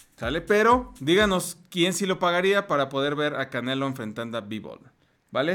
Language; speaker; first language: Spanish; native; Spanish